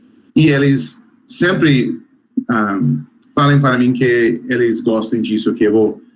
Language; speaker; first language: Portuguese; non-native, fluent; English